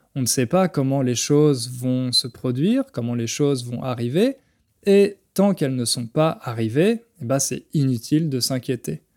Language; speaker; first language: French; native; French